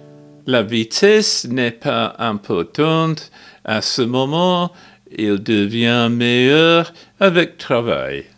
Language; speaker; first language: French; non-native, learner; English